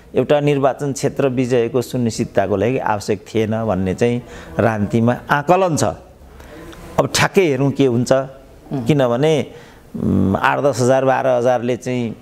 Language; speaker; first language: Nepali; native; Nepali